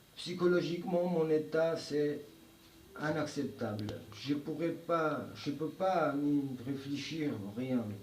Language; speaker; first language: French; non-native, learner; Georgian